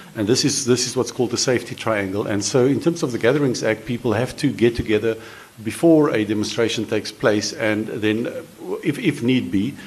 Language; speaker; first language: English; non-native, local second language; Afrikaans